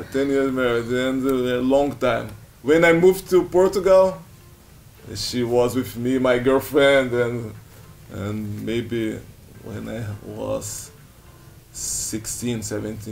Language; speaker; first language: English; non-native, learner; Portuguese